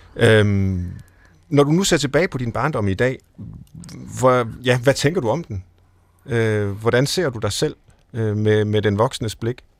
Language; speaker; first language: Danish; native; Danish